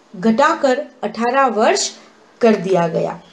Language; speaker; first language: Hindi; native; Hindi